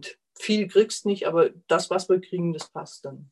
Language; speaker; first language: German; native; German